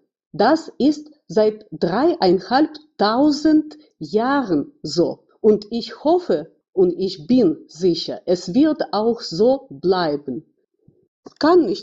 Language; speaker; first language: German; non-native, fluent; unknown